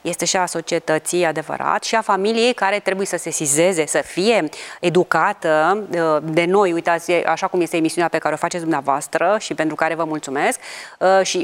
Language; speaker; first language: Romanian; native; Romanian